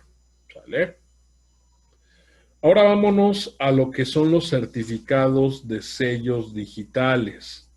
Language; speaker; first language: Spanish; native; Spanish